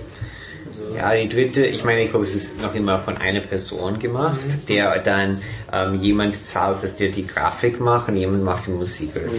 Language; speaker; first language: German; non-native, fluent; English